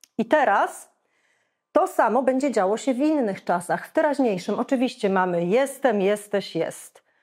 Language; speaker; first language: Polish; native; Polish